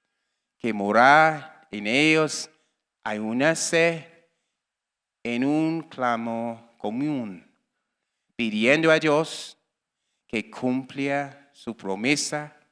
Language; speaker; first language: Spanish; non-native, learner; English